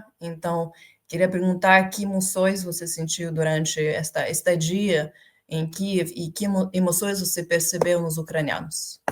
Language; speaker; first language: Portuguese; non-native, fluent; Ukrainian